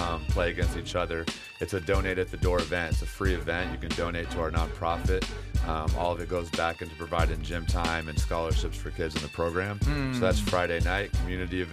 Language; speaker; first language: English; native; English